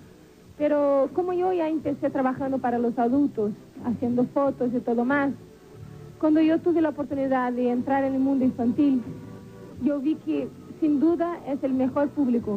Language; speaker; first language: Spanish; non-native, fluent; Portuguese